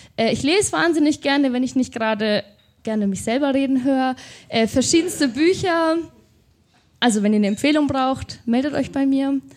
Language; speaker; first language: German; native; German